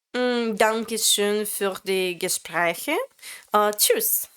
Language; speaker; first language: German; non-native, learner; Latvian